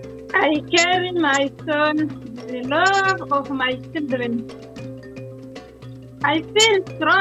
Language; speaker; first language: English; non-native, learner; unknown